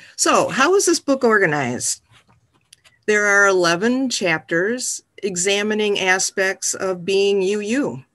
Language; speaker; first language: English; native; English